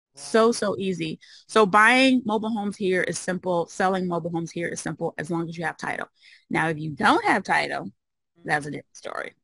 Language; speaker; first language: English; native; English